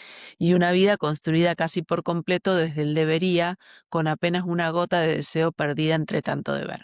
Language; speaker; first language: Spanish; native; Spanish